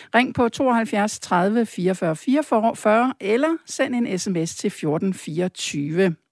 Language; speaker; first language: Danish; native; Danish